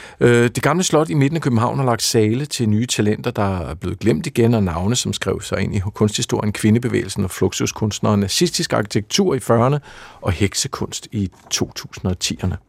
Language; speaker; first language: Danish; native; Danish